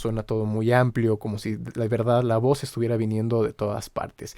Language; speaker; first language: Spanish; native; Spanish